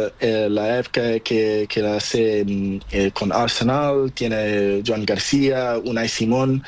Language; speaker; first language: Spanish; non-native, learner; Portuguese